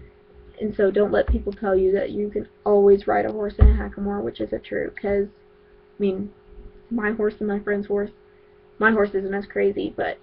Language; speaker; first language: English; native; English